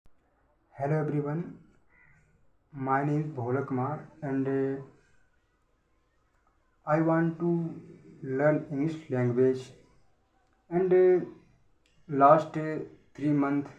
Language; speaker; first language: English; non-native, learner; Hindi